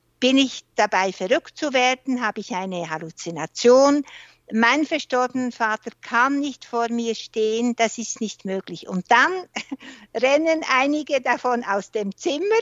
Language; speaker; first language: German; non-native, local second language; French